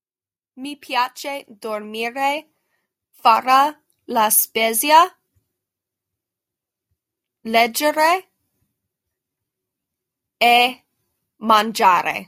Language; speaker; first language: Italian; non-native, learner; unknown